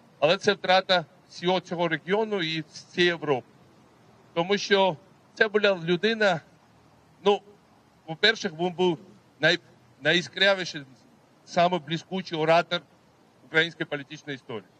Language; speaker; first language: Ukrainian; non-native, fluent; Georgian